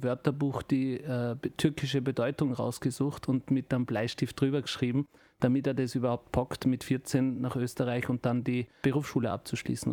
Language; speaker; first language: German; early bilingual, other home language; Turkish